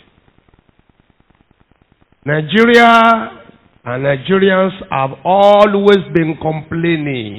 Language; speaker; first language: English; non-native, local second language; Yoruba